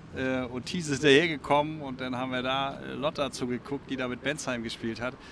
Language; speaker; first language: German; native; German